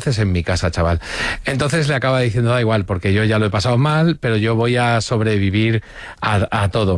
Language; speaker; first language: Spanish; native; Spanish